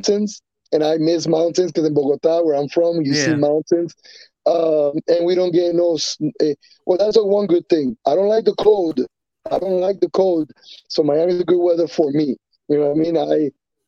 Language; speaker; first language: English; non-native, fluent; Spanish